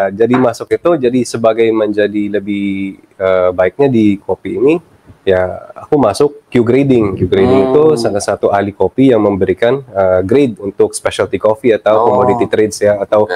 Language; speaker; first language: Indonesian; early bilingual, other home language; Filipino